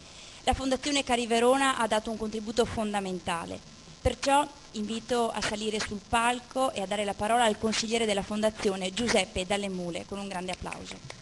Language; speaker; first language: Italian; native; Italian